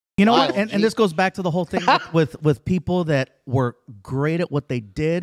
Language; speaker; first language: English; early bilingual, other home language; Spanish